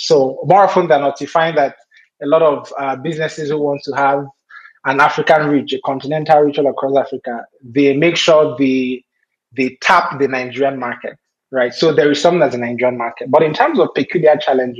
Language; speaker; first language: English; non-native, local second language; Igbo